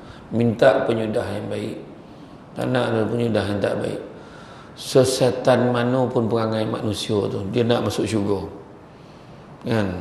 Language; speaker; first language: Malay; native; Malay